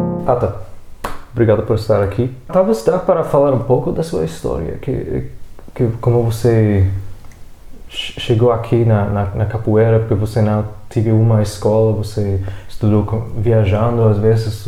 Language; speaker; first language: Portuguese; non-native, fluent; English